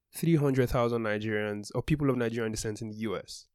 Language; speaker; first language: English; non-native, local second language; Yoruba